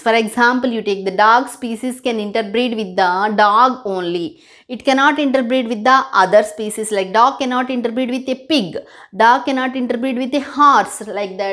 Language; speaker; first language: English; non-native, local second language; Telugu